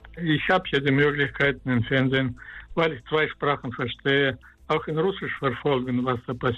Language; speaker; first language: German; non-native, fluent; Russian